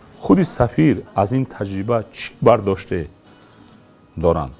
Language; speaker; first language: Persian; native; Persian